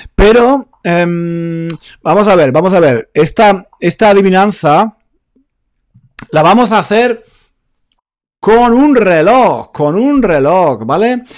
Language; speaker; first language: Spanish; native; Spanish